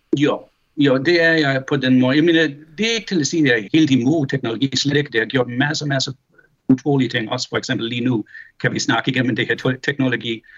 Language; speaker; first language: Danish; early bilingual, heritage; Danish